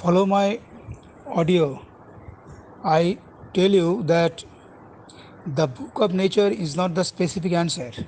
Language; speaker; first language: English; non-native, local second language; Bangla